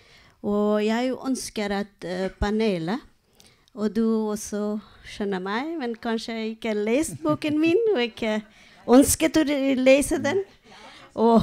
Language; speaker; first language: Norwegian; non-native, learner; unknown